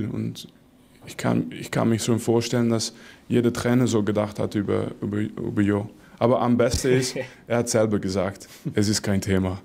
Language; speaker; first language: German; non-native, fluent; Dutch